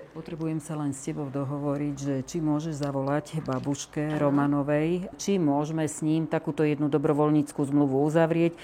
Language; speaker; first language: Slovak; native; Slovak